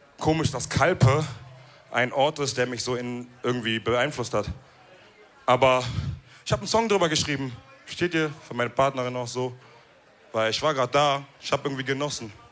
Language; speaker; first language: German; early bilingual, other home language; Wolof